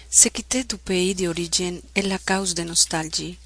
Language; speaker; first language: French; non-native, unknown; Spanish